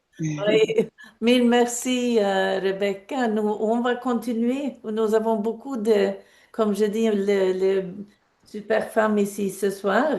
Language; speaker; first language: French; non-native, fluent; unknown